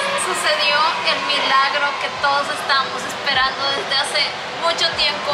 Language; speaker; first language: Spanish; native; Spanish